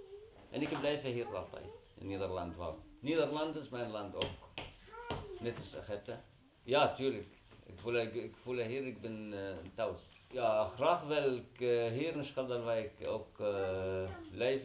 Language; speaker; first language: Dutch; non-native, learner; Arabic